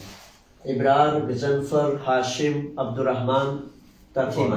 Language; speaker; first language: Greek; non-native, learner; Punjabi